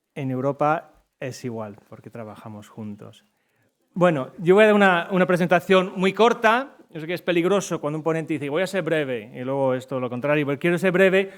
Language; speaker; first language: Spanish; non-native, fluent; English